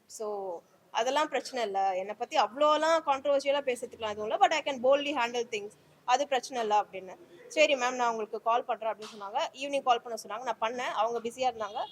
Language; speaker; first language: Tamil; native; Tamil